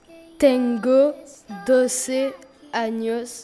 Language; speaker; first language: Spanish; non-native, learner; French